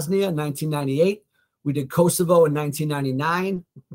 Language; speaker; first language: English; native; English